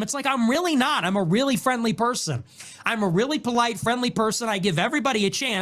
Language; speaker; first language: English; native; English